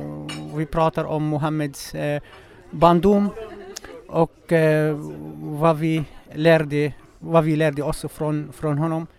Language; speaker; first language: Swedish; non-native, fluent; Arabic